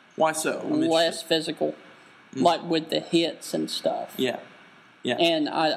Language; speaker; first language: English; native; English